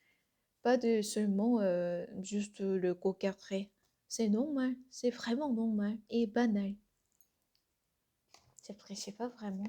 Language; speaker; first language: French; non-native, learner; Korean